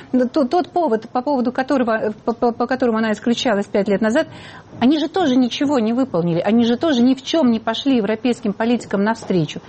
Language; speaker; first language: Russian; native; Russian